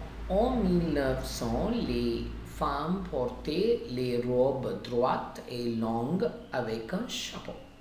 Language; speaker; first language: French; non-native, fluent; Tamil